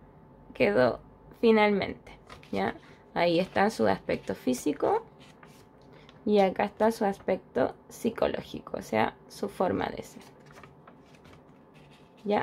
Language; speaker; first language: Spanish; native; Spanish